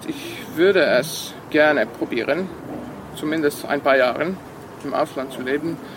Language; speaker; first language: German; non-native, fluent; Serbian